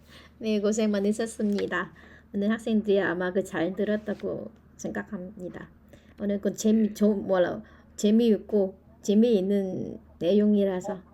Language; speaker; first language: Korean; non-native, fluent; Vietnamese